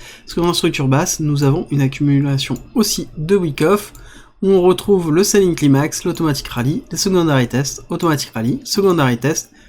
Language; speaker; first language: French; native; French